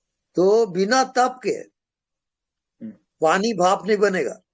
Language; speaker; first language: Hindi; native; Hindi